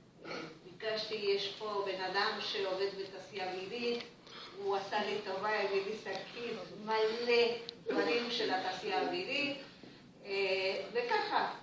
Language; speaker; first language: Hebrew; non-native, fluent; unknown